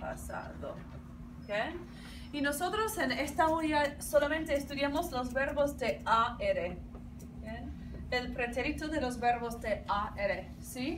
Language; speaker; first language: Spanish; non-native, fluent; English